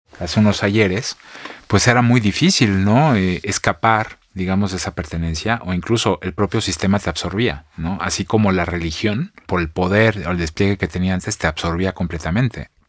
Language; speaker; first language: Spanish; native; Spanish